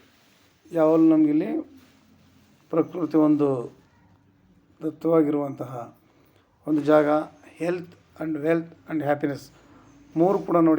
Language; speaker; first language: Kannada; native; Kannada